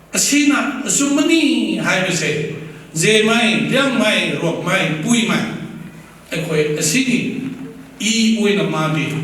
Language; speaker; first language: Manipuri; non-native, local second language; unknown